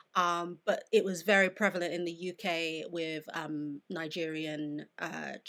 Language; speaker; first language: English; native; English